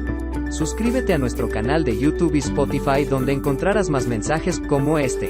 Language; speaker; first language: Spanish; native; Spanish